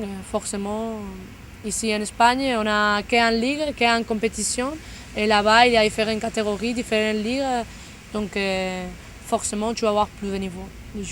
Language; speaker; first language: French; non-native, fluent; Spanish